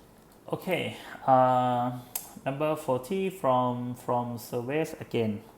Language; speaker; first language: English; non-native, fluent; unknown